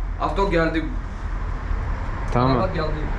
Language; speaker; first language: Turkish; non-native, learner; Armenian